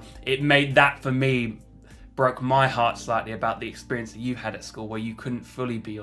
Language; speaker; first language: English; native; English